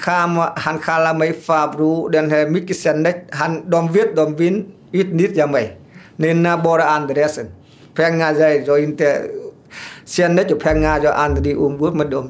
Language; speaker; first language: Swedish; non-native, learner; Vietnamese